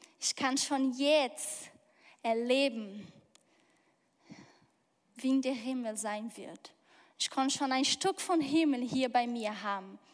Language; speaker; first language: German; non-native, fluent; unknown